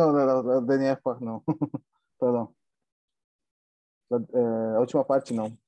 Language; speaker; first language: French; non-native, learner; Portuguese